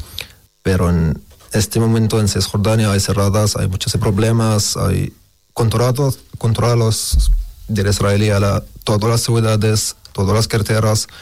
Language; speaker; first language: Spanish; non-native, learner; Arabic